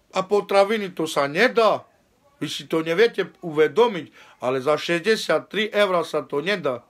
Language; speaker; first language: Slovak; native; Slovak